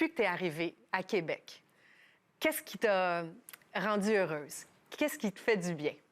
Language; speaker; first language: French; native; French